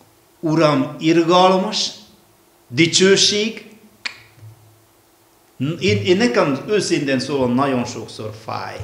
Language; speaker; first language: Hungarian; non-native, fluent; Malayalam